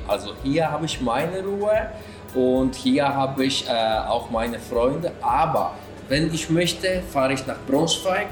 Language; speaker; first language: German; non-native, fluent; Polish